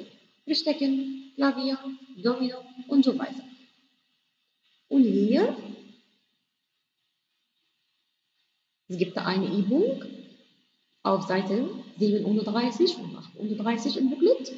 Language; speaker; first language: German; non-native, fluent; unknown